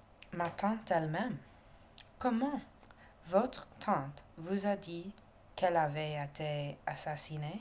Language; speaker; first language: French; non-native, learner; English